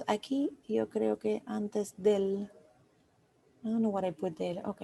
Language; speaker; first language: Spanish; non-native, fluent; English